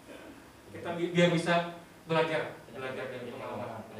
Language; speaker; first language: Indonesian; native; Indonesian